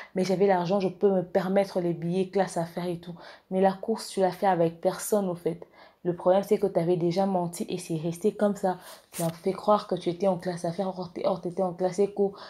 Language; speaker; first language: French; non-native, local second language; Lingala